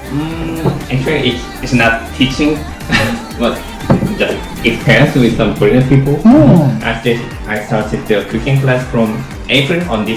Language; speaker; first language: English; non-native, learner; Korean